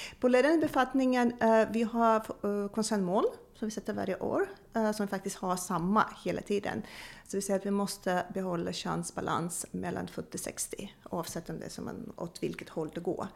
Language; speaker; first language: Swedish; non-native, fluent; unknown